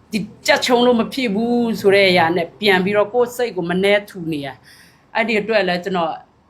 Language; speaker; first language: Burmese; native; Burmese